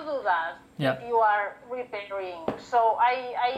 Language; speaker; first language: English; non-native, fluent; Catalan